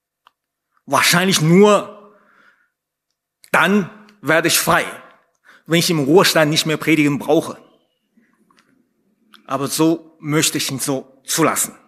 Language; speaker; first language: German; non-native, fluent; Chinese